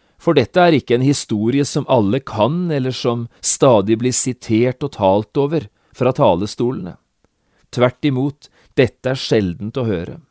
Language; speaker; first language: Norwegian; native; Norwegian